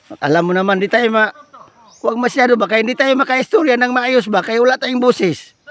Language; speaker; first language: Filipino; native; Filipino